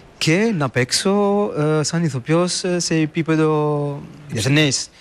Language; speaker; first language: Greek; non-native, learner; Italian